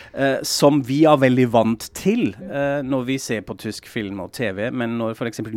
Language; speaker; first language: Norwegian; non-native, fluent; German